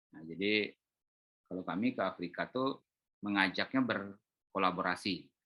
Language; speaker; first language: Indonesian; native; Indonesian